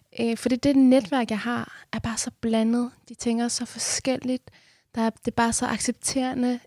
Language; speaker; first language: Danish; early bilingual, other home language; Persian